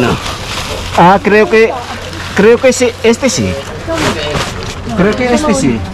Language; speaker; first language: Spanish; non-native, learner; Filipino